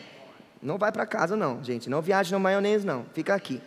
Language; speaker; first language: Portuguese; non-native, fluent; English